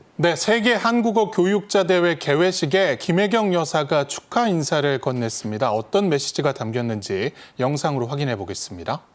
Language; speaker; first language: Korean; native; Korean